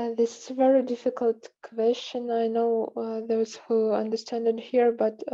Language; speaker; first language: English; non-native, fluent; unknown